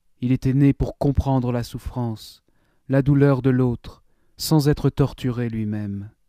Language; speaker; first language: French; native; French